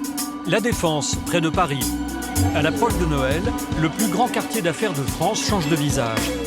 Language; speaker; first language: French; native; French